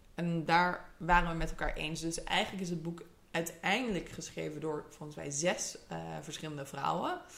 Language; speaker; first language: Dutch; early bilingual, other home language; English